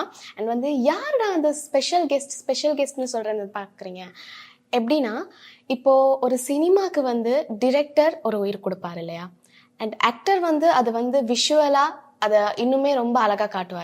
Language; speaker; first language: Tamil; native; Tamil